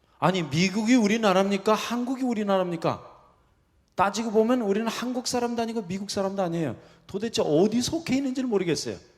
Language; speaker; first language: Korean; early bilingual, heritage; Korean